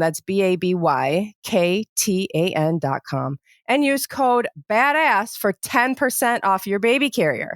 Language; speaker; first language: English; native; English